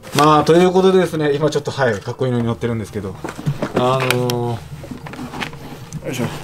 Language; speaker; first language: Japanese; native; Japanese